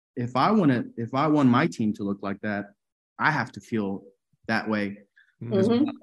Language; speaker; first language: English; non-native, fluent; Spanish